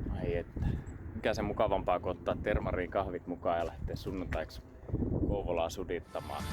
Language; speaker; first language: Finnish; native; Finnish